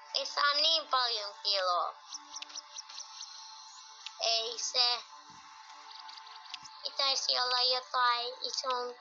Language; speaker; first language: Finnish; early bilingual, other home language; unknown